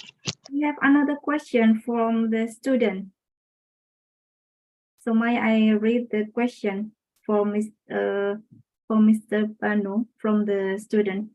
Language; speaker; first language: English; non-native, local second language; Indonesian